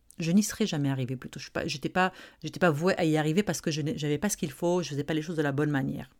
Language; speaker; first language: French; non-native, local second language; Arabic